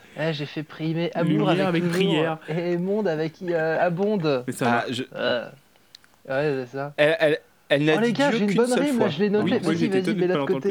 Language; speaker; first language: French; native; French